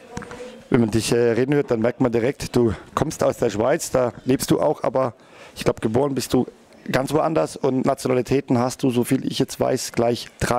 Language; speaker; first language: German; native; German